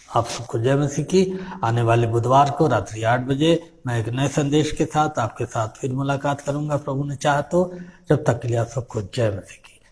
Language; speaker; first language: Hindi; native; Hindi